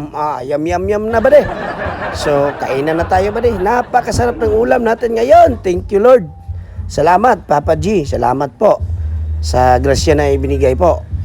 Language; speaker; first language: Filipino; non-native, local second language; Cebuano